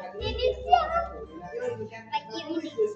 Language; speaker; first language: Italian; early bilingual, other home language; Bangla